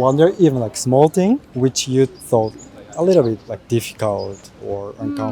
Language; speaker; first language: English; non-native, fluent; Japanese